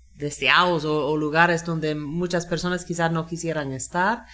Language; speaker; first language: Spanish; non-native, fluent; English